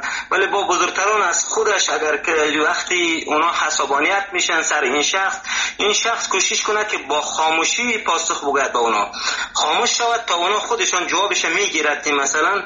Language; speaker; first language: Persian; native; Persian